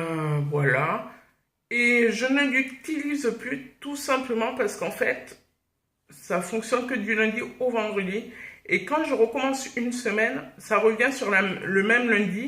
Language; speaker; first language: French; native; French